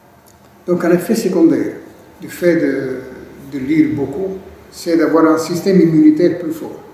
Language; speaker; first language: French; non-native, fluent; Italian